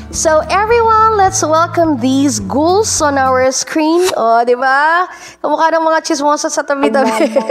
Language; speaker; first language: Filipino; native; Filipino